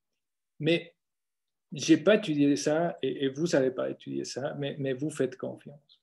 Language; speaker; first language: French; non-native, fluent; Spanish